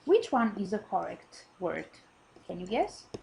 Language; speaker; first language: English; non-native, fluent; Albanian